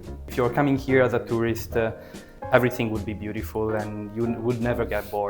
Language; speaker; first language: English; early bilingual, other home language; Italian